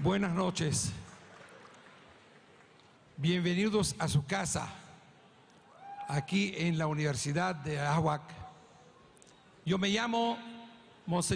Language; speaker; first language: Spanish; non-native, fluent; Arabic